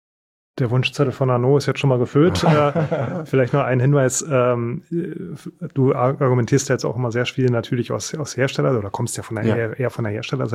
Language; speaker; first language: German; native; German